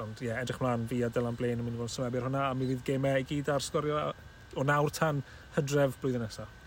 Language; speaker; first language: Welsh; native; Welsh